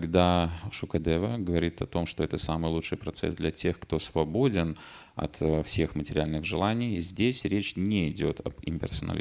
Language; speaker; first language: Russian; native; Russian